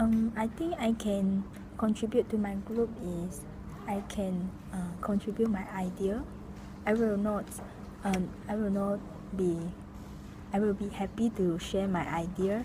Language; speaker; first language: English; non-native, local second language; Malay